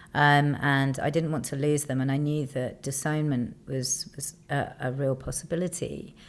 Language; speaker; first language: English; native; English